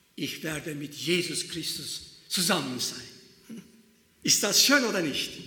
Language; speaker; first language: German; non-native, learner; Turkish